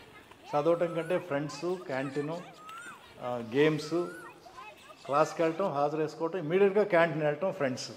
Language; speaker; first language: Telugu; native; Telugu